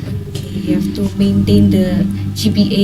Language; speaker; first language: English; non-native, learner; Indonesian